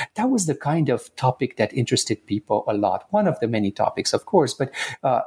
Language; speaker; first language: English; non-native, fluent; Romanian